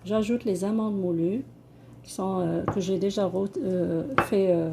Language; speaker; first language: French; non-native, local second language; Arabic